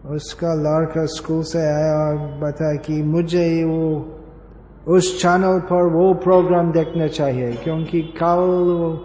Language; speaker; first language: Hindi; non-native, fluent; English